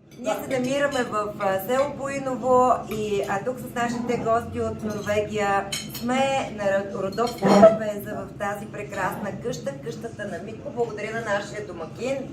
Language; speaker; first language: Bulgarian; native; Bulgarian